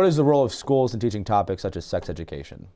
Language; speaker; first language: English; native; English